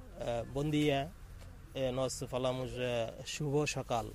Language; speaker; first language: Portuguese; non-native, learner; Bangla